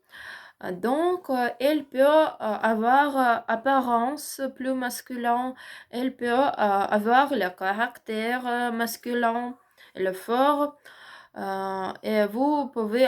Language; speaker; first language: French; non-native, learner; Ukrainian